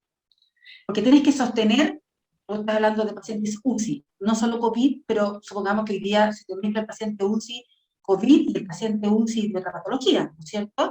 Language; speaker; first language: Spanish; native; Spanish